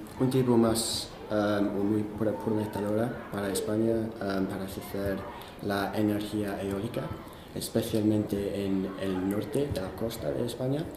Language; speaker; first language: Spanish; non-native, fluent; English